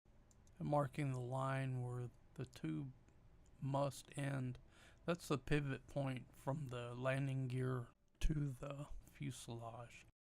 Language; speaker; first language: English; native; English